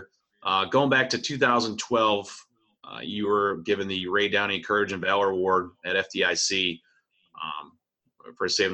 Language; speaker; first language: English; native; English